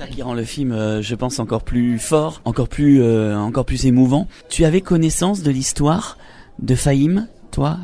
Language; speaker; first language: French; native; French